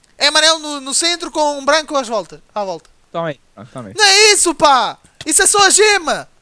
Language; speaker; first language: Portuguese; native; Portuguese